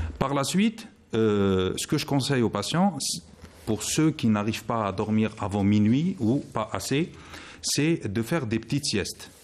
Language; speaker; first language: French; non-native, local second language; Arabic